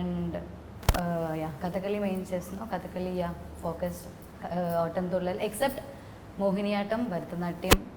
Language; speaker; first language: Telugu; non-native, learner; Malayalam